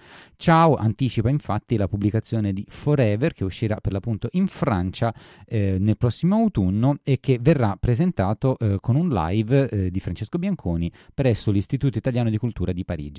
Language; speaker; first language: Italian; native; Italian